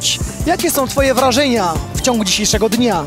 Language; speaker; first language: Polish; native; Polish